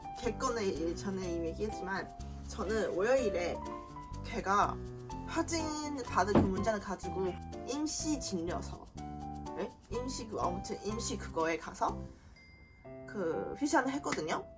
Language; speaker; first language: Korean; non-native, fluent; Chinese